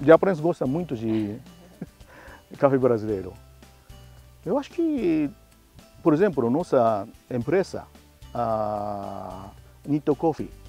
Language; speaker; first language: Portuguese; non-native, fluent; Japanese